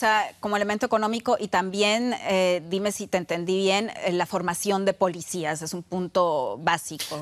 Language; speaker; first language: Spanish; native; Spanish